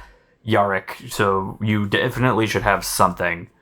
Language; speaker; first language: English; native; English